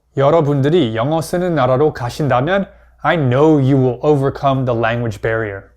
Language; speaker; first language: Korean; non-native, fluent; English